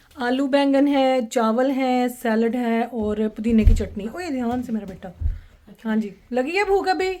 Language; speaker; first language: Urdu; non-native, local second language; Punjabi